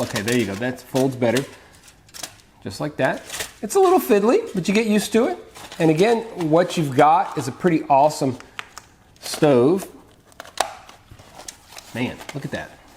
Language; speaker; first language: English; native; English